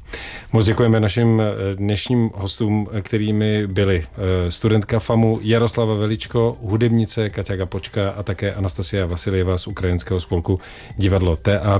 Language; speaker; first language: Czech; native; Czech